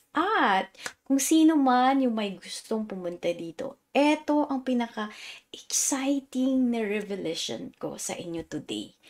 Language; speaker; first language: Filipino; native; Filipino